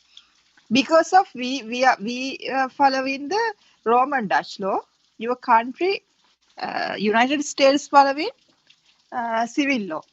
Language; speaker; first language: English; non-native, learner; Sinhala